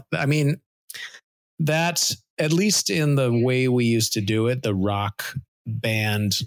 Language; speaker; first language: English; native; English